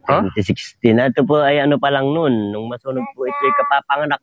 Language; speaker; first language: Filipino; native; Filipino